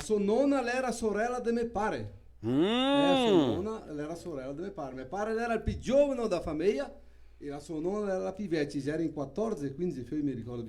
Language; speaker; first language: Italian; early bilingual, heritage; Portuguese